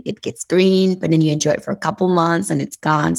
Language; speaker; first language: English; non-native, fluent; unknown